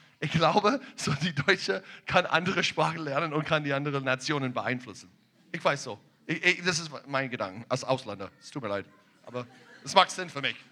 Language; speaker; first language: German; non-native, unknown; English